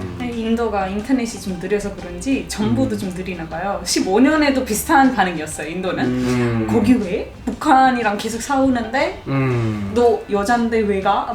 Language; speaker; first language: Korean; non-native, fluent; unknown